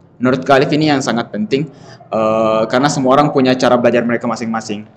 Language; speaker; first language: Indonesian; native; Indonesian